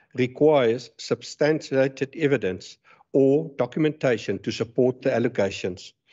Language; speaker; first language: English; non-native, local second language; Afrikaans